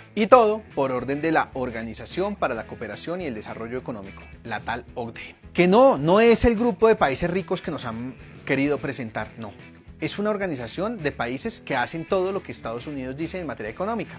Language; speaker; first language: Spanish; native; Spanish